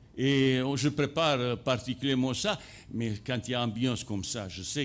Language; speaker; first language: French; non-native, fluent; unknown